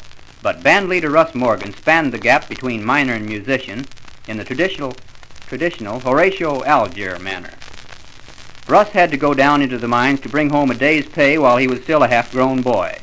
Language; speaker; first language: English; native; English